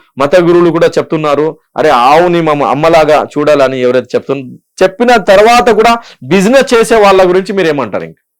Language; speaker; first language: Telugu; non-native, local second language; Urdu